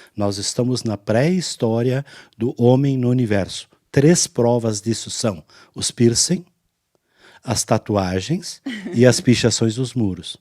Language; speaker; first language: Portuguese; non-native, local second language; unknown